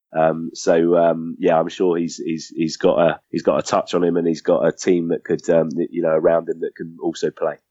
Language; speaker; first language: English; native; English